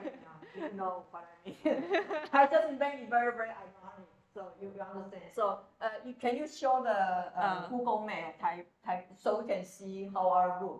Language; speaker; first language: English; non-native, fluent; Chinese